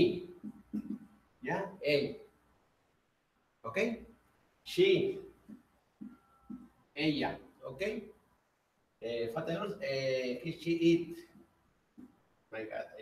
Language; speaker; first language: English; non-native, learner; Spanish